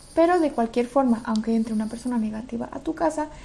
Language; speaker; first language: Spanish; early bilingual, other home language; Russian